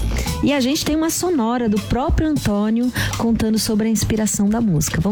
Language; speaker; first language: Portuguese; native; Portuguese